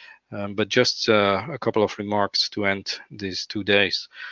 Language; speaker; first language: English; non-native, fluent; Dutch